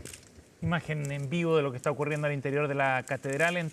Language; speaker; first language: Spanish; native; Spanish